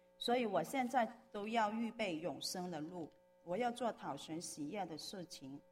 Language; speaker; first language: Chinese; non-native, local second language; Cantonese